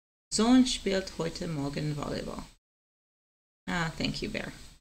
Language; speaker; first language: German; non-native, learner; Spanish